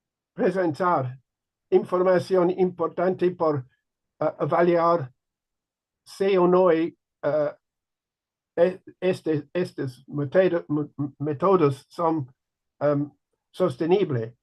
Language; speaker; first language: Spanish; non-native, learner; English